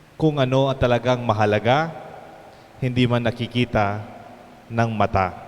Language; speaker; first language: Filipino; non-native, local second language; Pampanga